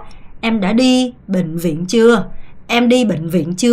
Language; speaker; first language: Vietnamese; non-native, fluent; Korean